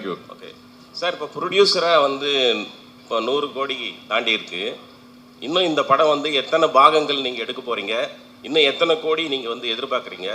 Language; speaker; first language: Tamil; native; Tamil